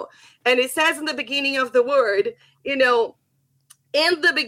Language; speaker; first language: English; non-native, fluent; Portuguese